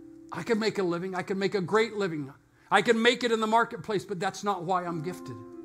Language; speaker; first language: English; native; English